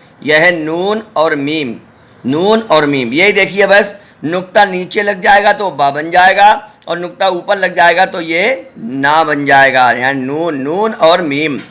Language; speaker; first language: Urdu; native; Urdu